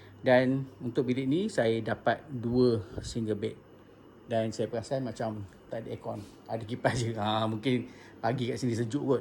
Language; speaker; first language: Malay; native; Malay